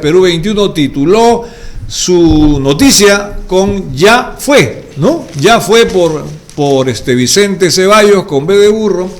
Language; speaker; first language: Spanish; native; Spanish